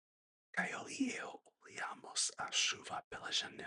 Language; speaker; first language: Portuguese; non-native, learner; English